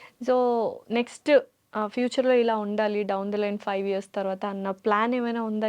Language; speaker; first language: Telugu; native; Telugu